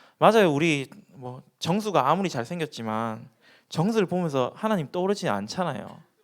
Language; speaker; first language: Korean; native; Korean